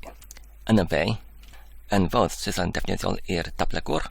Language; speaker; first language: Welsh; non-native, learner; English